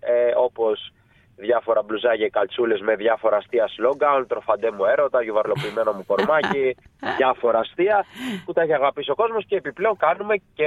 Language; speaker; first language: Greek; native; Greek